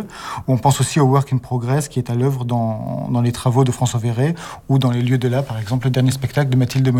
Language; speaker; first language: French; native; French